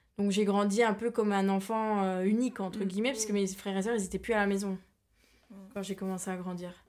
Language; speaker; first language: French; native; French